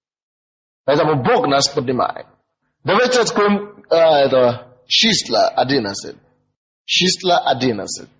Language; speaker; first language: Russian; non-native, fluent; Yoruba